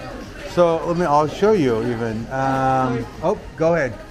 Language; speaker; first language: English; native; English